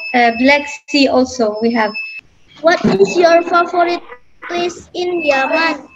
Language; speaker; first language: English; non-native, fluent; Arabic